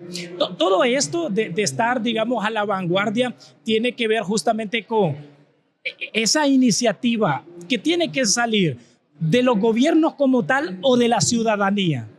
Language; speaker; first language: Spanish; native; Spanish